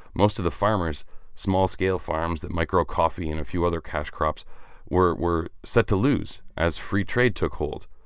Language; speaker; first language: English; native; English